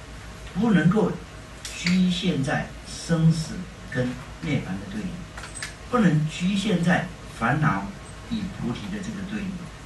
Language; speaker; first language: Chinese; native; Chinese